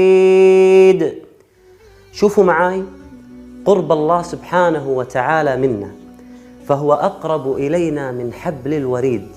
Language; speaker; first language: Arabic; native; Arabic